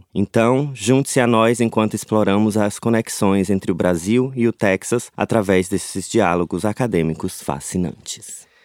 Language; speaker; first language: Portuguese; native; Portuguese